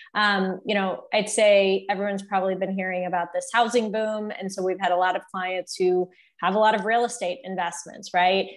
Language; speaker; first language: English; native; English